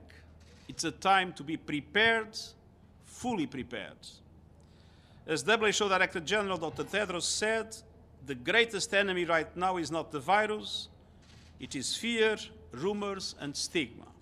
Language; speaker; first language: English; non-native, fluent; Portuguese